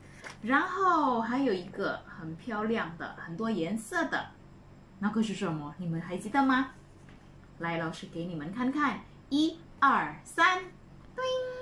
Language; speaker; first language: Chinese; non-native, fluent; Indonesian